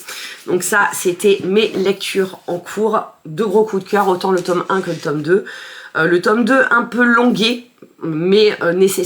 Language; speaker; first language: French; native; French